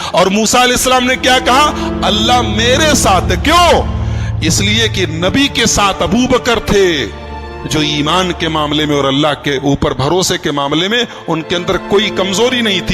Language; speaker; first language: Urdu; native; Urdu